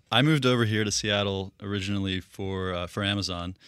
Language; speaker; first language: English; early bilingual, other home language; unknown